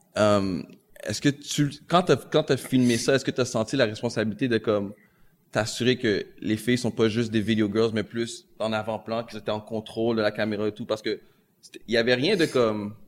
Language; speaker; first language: French; native; French